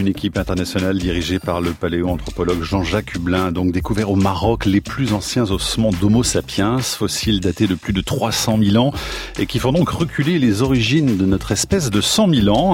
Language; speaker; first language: French; native; French